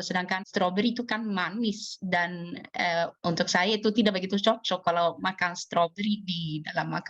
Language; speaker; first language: Indonesian; non-native, fluent; Swedish